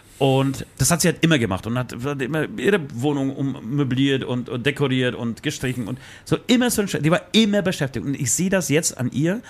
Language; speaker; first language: German; early bilingual, other home language; Polish